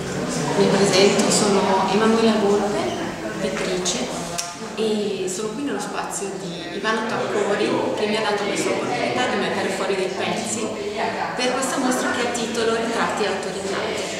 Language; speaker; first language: Italian; native; Italian